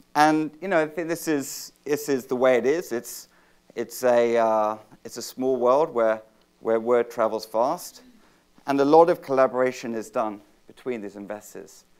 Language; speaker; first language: English; native; English